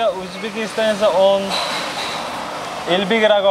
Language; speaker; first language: Korean; non-native, learner; Uzbek